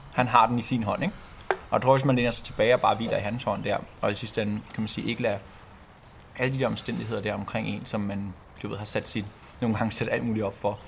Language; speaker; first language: Danish; native; Danish